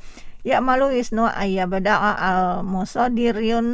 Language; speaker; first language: Arabic; non-native, fluent; Indonesian